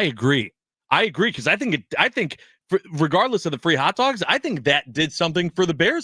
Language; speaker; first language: English; native; English